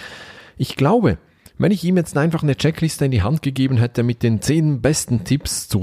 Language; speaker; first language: German; native; German